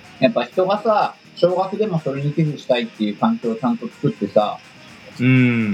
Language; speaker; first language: Japanese; native; Japanese